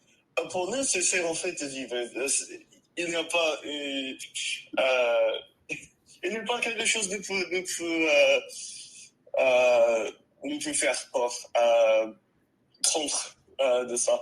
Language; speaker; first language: French; non-native, learner; English